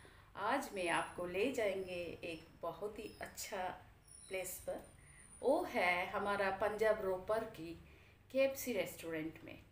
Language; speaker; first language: Hindi; non-native, local second language; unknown